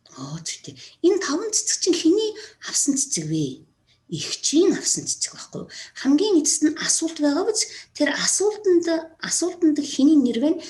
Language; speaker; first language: Mongolian; non-native, local second language; Kazakh